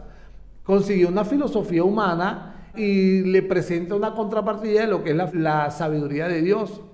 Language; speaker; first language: Spanish; native; Spanish